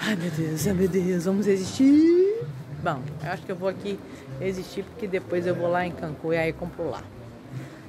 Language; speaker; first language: Portuguese; native; Portuguese